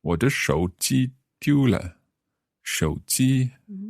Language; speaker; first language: Chinese; non-native, learner; English